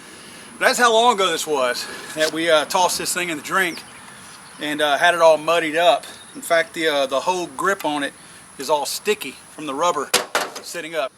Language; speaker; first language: English; native; English